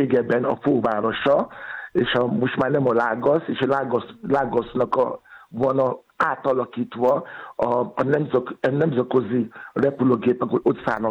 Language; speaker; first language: Hungarian; non-native, learner; Yoruba